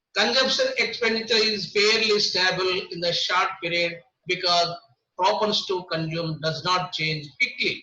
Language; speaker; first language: English; non-native, local second language; Telugu